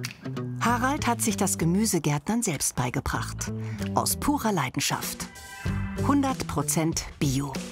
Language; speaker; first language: German; native; German